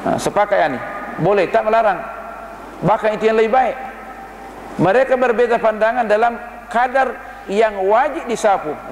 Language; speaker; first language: Malay; non-native, fluent; Arabic